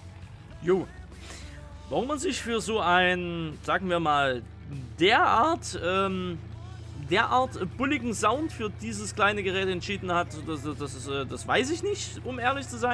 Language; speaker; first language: German; native; German